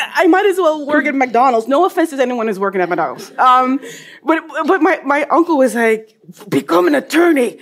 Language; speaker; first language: English; non-native, fluent; Norwegian